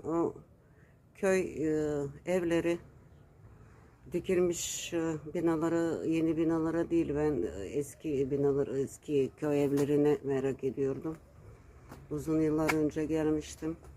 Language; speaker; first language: Turkish; early bilingual, heritage; Turkish